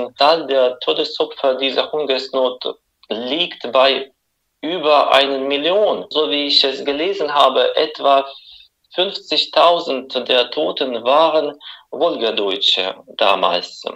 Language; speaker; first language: German; non-native, fluent; Russian